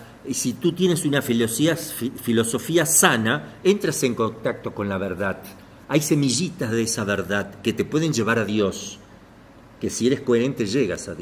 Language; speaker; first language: Spanish; native; Spanish